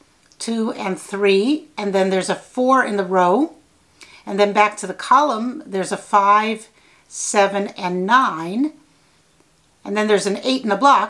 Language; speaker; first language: English; native; English